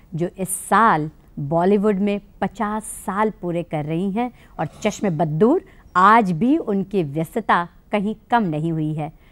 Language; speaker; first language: Hindi; native; Hindi